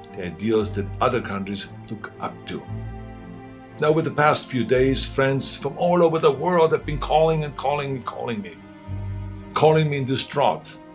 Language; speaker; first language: English; non-native, fluent; German